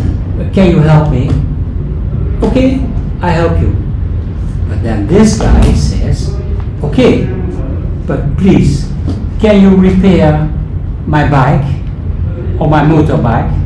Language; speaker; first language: English; non-native, fluent; Dutch